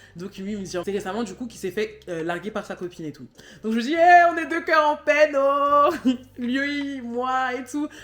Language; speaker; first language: French; native; French